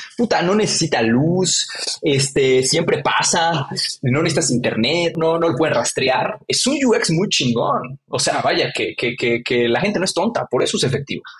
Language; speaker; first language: Spanish; native; Spanish